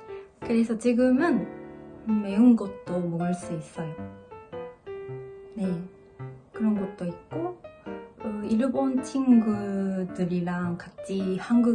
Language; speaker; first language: Korean; non-native, learner; Japanese